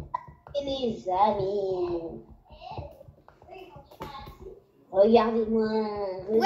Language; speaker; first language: French; native; French